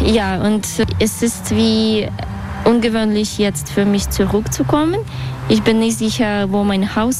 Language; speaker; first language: German; non-native, fluent; Russian